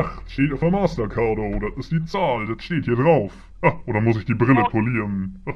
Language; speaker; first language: German; native; German